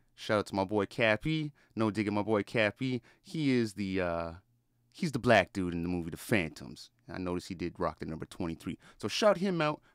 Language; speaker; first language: English; native; English